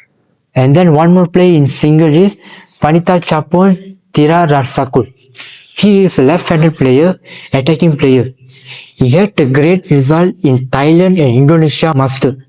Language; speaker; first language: English; non-native, learner; Malay